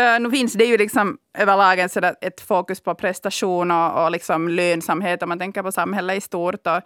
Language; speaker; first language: Swedish; native; Swedish